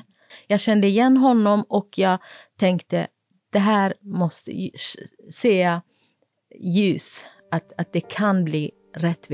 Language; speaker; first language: Swedish; non-native, fluent; Kurdish